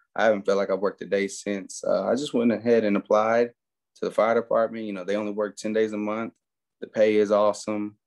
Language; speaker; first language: English; native; English